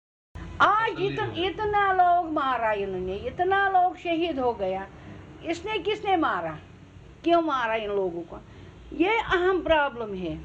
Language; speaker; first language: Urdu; non-native, local second language; Kashmiri